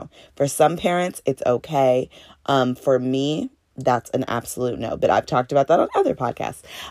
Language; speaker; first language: English; native; English